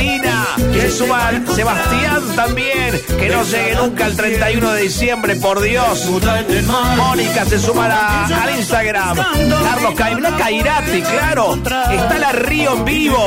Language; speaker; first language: Spanish; native; Spanish